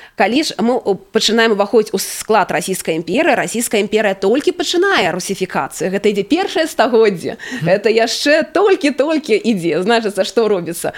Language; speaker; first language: Belarusian; native; Belarusian